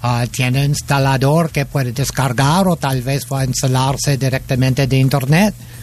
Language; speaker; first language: Spanish; non-native, fluent; English